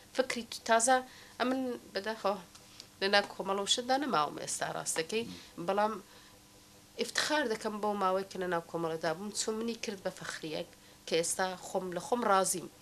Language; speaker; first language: Central Kurdish; native; Central Kurdish